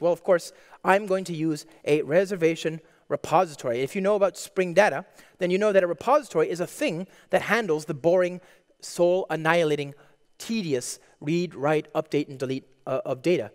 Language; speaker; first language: English; native; English